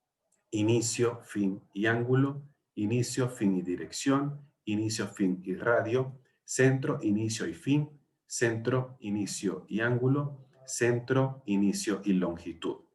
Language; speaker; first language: Spanish; native; Spanish